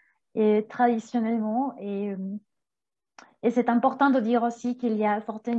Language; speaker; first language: French; non-native, fluent; Spanish